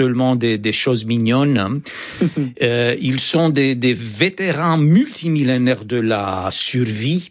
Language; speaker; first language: French; non-native, fluent; Romanian